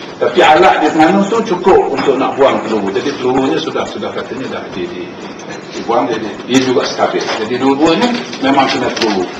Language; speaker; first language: Malay; native; Malay